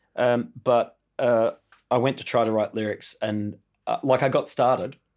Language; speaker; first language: English; native; English